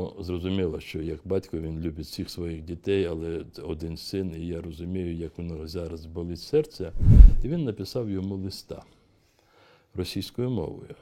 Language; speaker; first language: Ukrainian; non-native, local second language; Crimean Tatar